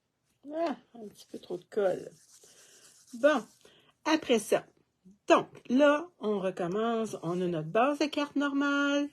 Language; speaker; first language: French; native; French